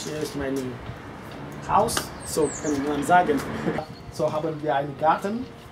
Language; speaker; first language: German; non-native, learner; French